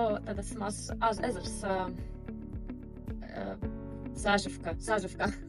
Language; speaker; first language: Latvian; early bilingual, heritage; Russian